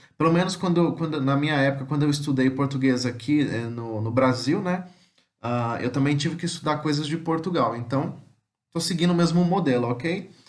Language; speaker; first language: Portuguese; native; Portuguese